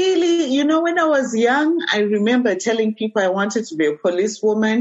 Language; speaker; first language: English; non-native, local second language; Shona